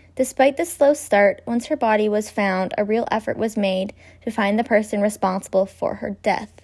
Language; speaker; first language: English; native; English